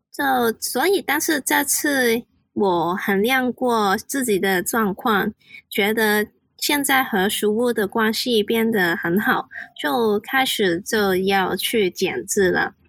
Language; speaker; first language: Chinese; non-native, local second language; Cantonese